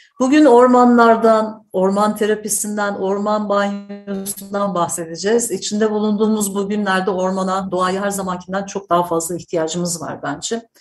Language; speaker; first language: Turkish; native; Turkish